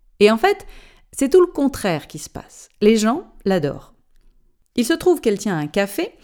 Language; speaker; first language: French; native; French